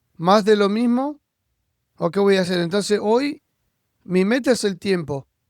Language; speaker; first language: Spanish; native; Spanish